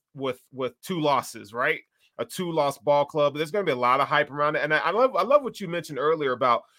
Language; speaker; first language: English; native; English